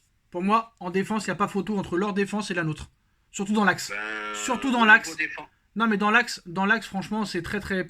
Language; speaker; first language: French; native; French